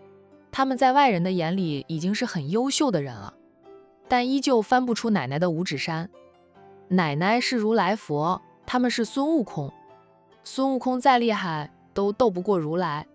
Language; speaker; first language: Chinese; native; Chinese